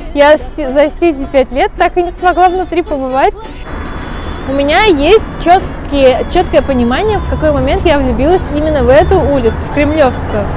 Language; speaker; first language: Russian; native; Russian